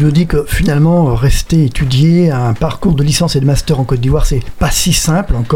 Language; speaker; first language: French; native; French